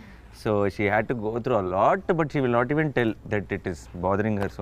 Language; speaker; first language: Telugu; native; Telugu